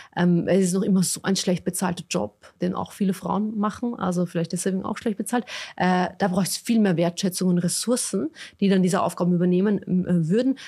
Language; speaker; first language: German; early bilingual, other home language; Bosnian